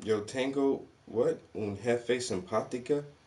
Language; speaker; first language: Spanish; non-native, learner; English